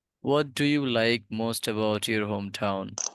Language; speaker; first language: English; non-native, fluent; Bangla